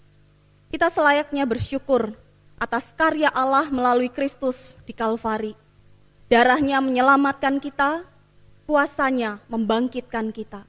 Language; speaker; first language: Indonesian; native; Indonesian